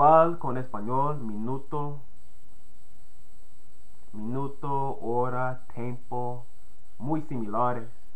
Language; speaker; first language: Spanish; non-native, learner; English